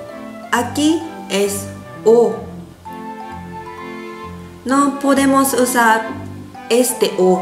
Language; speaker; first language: Spanish; non-native, learner; Japanese